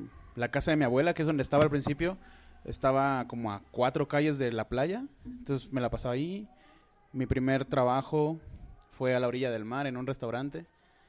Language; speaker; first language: Spanish; native; Spanish